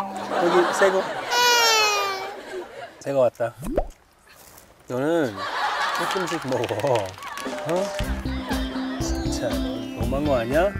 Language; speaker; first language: Korean; early bilingual, heritage; English